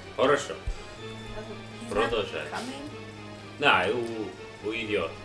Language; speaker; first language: Russian; non-native, learner; English